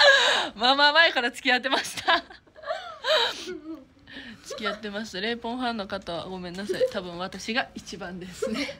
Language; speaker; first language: Japanese; native; Japanese